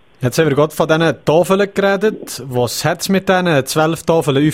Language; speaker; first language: German; native; German